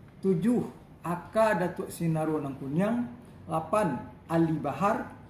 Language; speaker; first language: Indonesian; non-native, local second language; Minangkabau